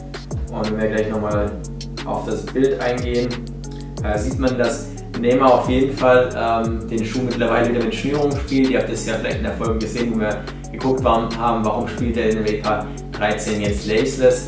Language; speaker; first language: German; native; German